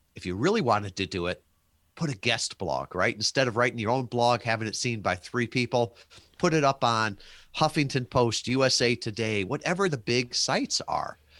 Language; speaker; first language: English; native; English